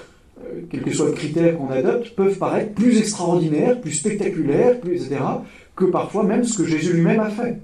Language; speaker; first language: French; native; French